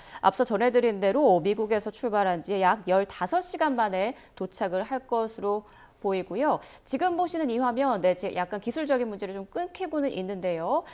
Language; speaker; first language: Korean; native; Korean